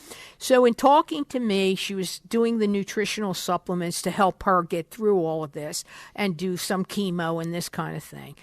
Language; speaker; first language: English; native; English